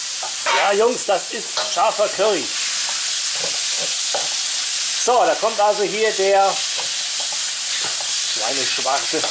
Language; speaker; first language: German; native; German